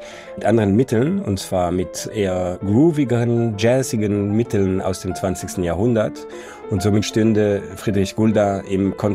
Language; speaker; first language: German; non-native, local second language; Luxembourgish